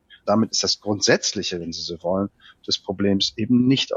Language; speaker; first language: German; native; German